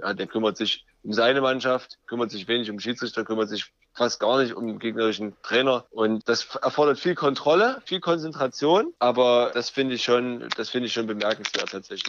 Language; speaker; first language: German; native; German